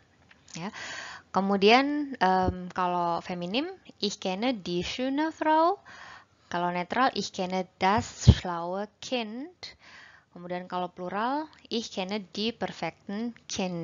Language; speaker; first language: German; non-native, fluent; Indonesian